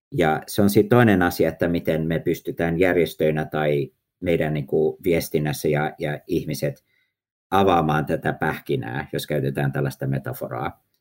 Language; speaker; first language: Finnish; early bilingual, heritage; Finnish